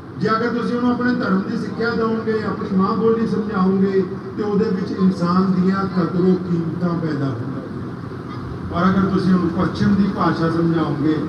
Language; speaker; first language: Punjabi; non-native, local second language; Urdu